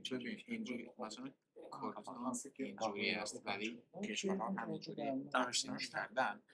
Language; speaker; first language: Persian; non-native, learner; Kurdish